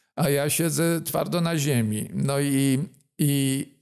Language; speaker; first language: Polish; native; Polish